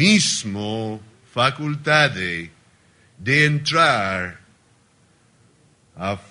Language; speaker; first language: Spanish; non-native, learner; Portuguese